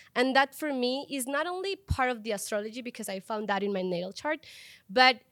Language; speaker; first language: English; non-native, fluent; Spanish